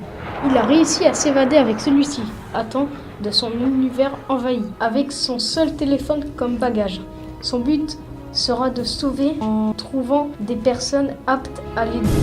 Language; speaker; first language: French; native; French